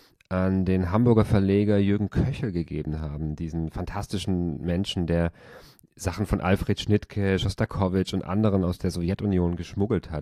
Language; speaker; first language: German; native; German